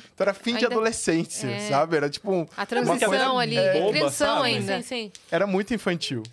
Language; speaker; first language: Portuguese; native; Portuguese